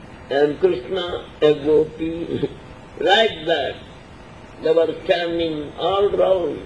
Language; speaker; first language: English; non-native, local second language; Odia